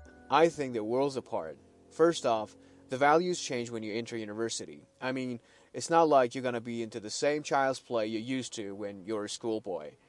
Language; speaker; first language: English; non-native, fluent; Persian